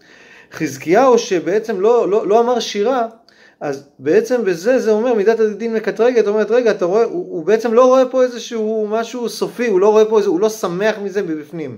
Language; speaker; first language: Hebrew; native; Hebrew